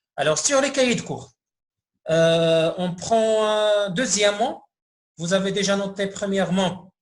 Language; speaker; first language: French; non-native, local second language; Arabic